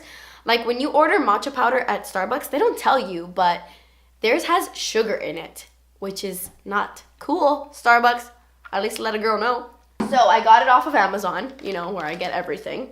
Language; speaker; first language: English; native; English